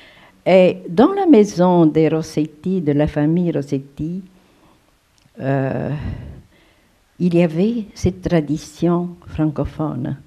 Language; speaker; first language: French; non-native, fluent; Romanian